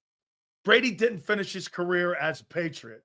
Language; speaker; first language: English; native; English